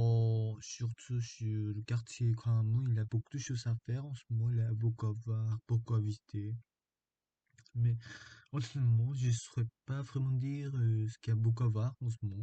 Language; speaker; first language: French; non-native, learner; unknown